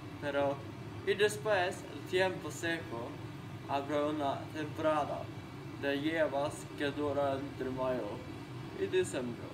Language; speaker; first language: Spanish; non-native, learner; Swedish